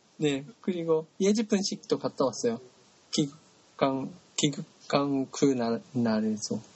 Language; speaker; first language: Korean; non-native, learner; Japanese